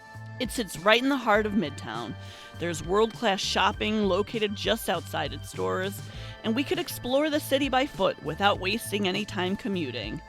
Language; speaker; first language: English; native; English